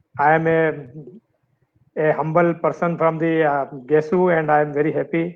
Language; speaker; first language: English; non-native, local second language; Hindi